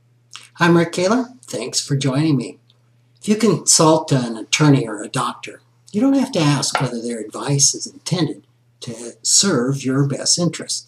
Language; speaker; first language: English; native; English